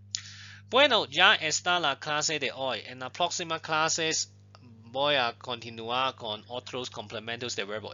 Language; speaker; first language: Spanish; non-native, fluent; Chinese